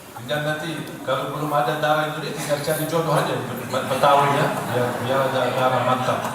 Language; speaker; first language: Indonesian; non-native, fluent; Arabic